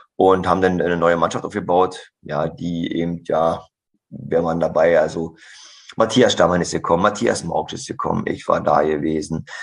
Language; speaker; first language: German; native; German